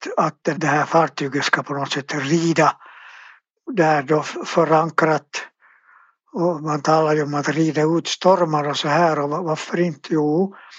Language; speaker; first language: Swedish; native; Swedish